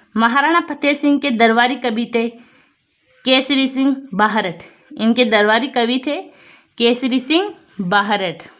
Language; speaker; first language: Hindi; native; Hindi